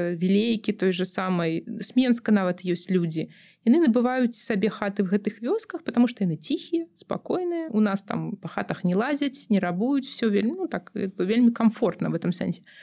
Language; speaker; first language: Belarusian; non-native, local second language; Russian